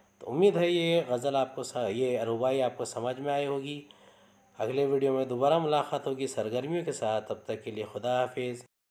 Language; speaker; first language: Urdu; native; Urdu